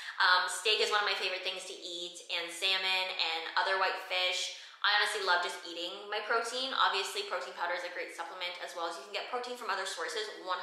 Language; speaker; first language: English; native; English